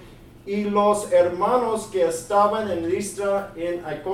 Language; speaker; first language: Spanish; early bilingual, heritage; English